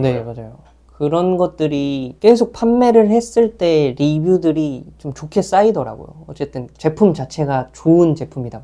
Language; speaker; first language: Korean; native; Korean